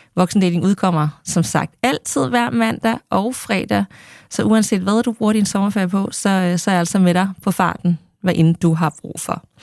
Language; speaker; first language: Danish; native; Danish